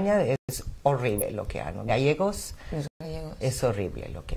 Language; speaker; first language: Spanish; non-native, fluent; English